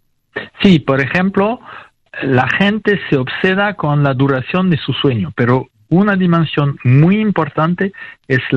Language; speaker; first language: Spanish; non-native, fluent; French